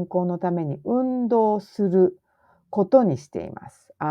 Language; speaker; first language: Japanese; non-native, fluent; English